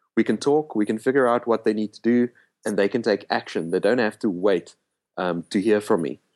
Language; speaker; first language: English; non-native, local second language; Afrikaans